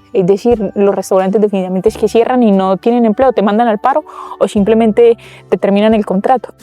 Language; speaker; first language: Spanish; native; Spanish